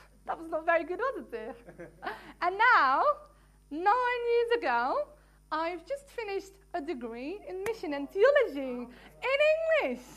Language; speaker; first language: English; non-native, fluent; Dutch